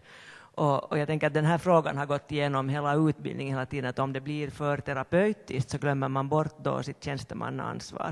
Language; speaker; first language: Swedish; native; Swedish